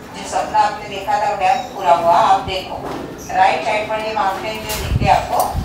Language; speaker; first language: Hindi; non-native, local second language; Gujarati